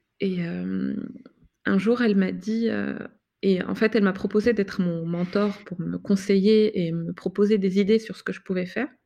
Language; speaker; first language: French; non-native, fluent; Arabic